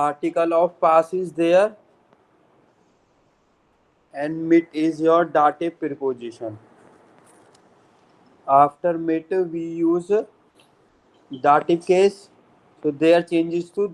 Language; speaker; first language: English; non-native, local second language; Hindi